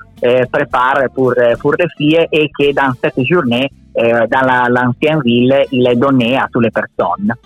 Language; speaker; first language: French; non-native, learner; Italian